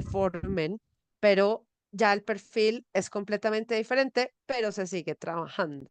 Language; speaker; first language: Spanish; native; Spanish